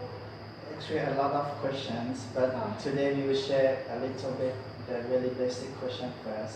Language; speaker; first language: English; non-native, learner; Lao